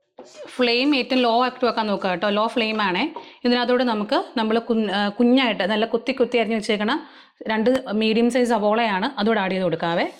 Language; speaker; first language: Malayalam; native; Malayalam